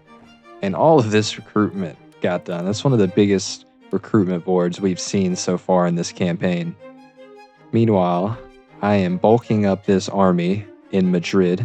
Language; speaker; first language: English; native; English